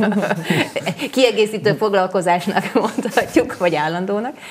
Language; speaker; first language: Hungarian; native; Hungarian